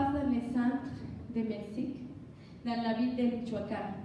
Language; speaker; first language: French; non-native, learner; Spanish